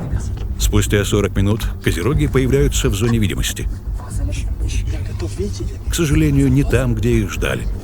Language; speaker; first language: Russian; native; Russian